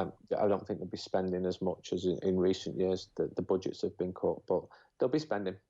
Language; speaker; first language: English; native; English